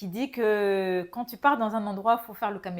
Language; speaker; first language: French; non-native, local second language; Bambara